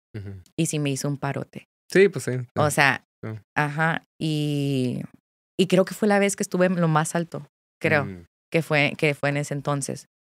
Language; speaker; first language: Spanish; non-native, fluent; English